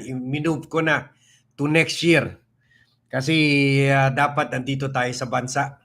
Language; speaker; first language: Filipino; native; Filipino